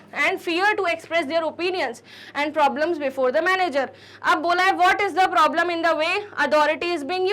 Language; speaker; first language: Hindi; native; Hindi